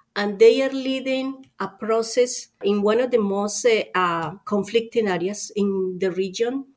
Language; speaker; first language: English; non-native, fluent; Spanish